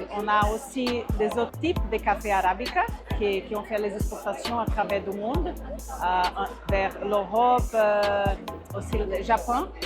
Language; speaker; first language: French; non-native, fluent; Portuguese